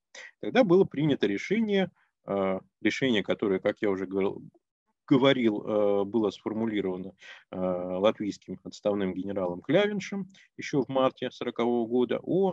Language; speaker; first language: Russian; native; Russian